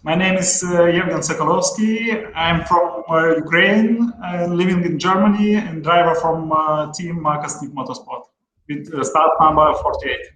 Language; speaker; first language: English; non-native, learner; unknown